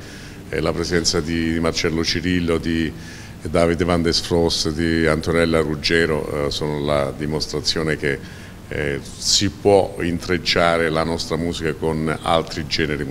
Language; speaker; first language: Italian; native; Italian